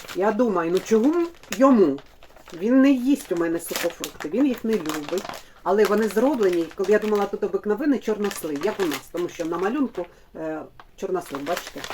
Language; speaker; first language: Ukrainian; non-native, local second language; Russian